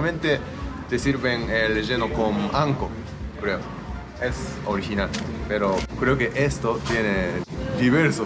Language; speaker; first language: Spanish; non-native, learner; Japanese